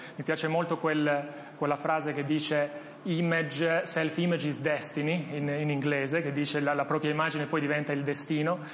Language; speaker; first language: Italian; non-native, fluent; Albanian